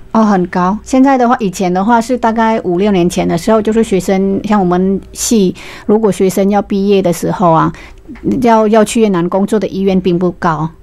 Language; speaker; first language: Chinese; non-native, fluent; Vietnamese